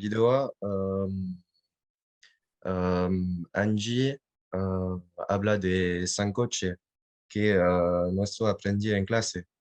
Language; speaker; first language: Spanish; non-native, learner; French